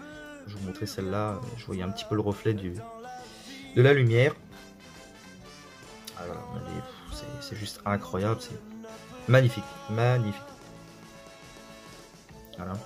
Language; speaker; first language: French; native; French